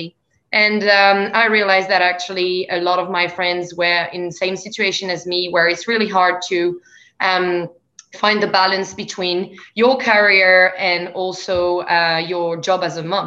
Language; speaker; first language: English; non-native, fluent; French